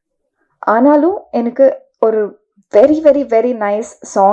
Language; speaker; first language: Tamil; non-native, learner; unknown